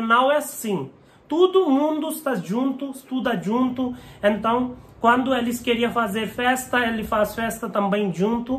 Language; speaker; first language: Portuguese; non-native, learner; Hindi